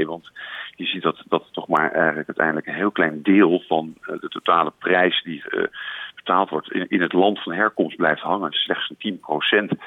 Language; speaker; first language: Dutch; native; Dutch